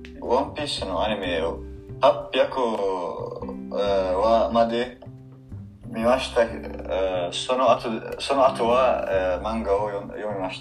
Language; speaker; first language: Japanese; non-native, learner; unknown